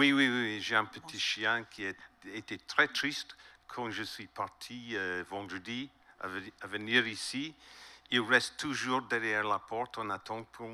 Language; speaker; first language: French; non-native, learner; English